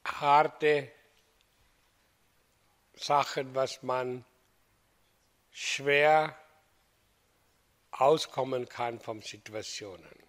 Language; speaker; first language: German; non-native, learner; Hindi